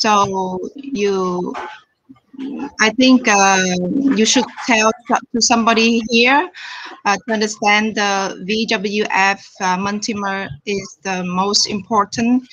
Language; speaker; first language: English; non-native, fluent; Vietnamese